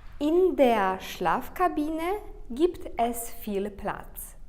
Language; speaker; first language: German; non-native, fluent; Polish